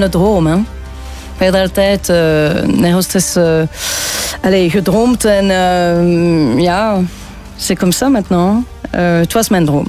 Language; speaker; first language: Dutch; non-native, local second language; French